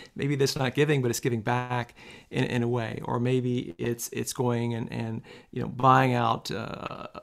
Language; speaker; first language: English; native; English